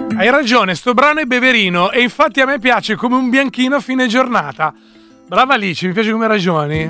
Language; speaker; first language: Italian; native; Italian